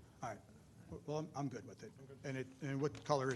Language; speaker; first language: English; native; English